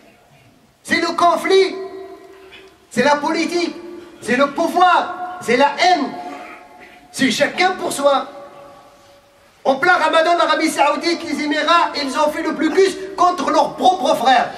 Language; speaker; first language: French; non-native, fluent; Arabic